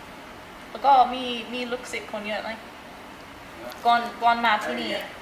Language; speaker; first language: Thai; non-native, learner; English